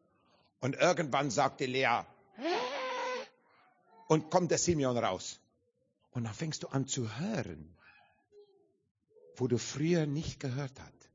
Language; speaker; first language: German; non-native, learner; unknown